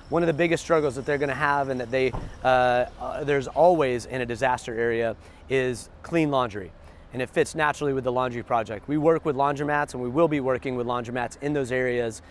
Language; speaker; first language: English; native; English